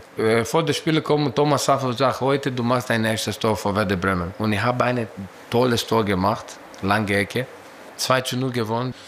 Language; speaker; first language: German; non-native, learner; Greek